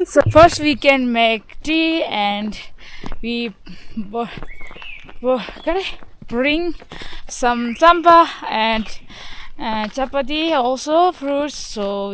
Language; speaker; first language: English; non-native, learner; Tibetan